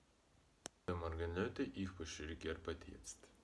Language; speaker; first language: German; non-native, learner; Russian